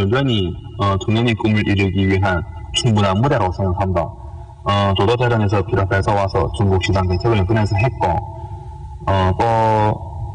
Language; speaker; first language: Korean; early bilingual, heritage; Korean